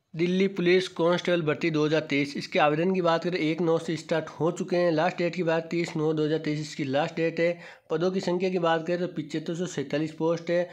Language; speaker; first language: Hindi; native; Hindi